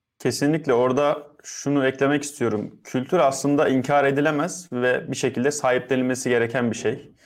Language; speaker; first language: Turkish; native; Turkish